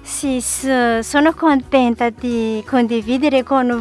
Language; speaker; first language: Italian; non-native, learner; Malagasy